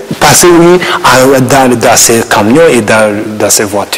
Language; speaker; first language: French; non-native, learner; Kinyarwanda